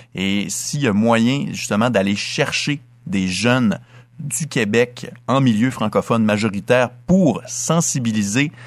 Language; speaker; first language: French; native; French